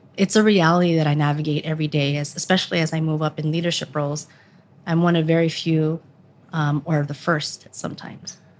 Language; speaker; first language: English; early bilingual, other home language; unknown